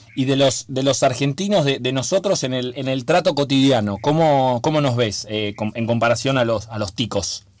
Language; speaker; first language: Spanish; native; Spanish